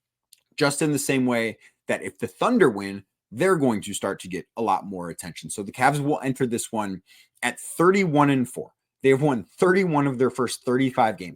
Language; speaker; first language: English; native; English